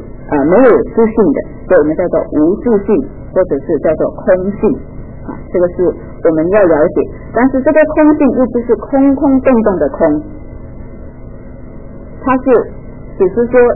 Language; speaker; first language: Chinese; native; Chinese